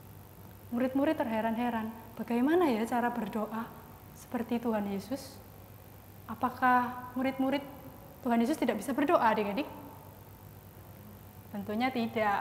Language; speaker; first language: Indonesian; native; Indonesian